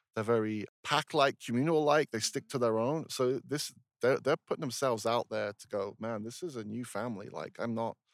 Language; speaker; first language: English; native; English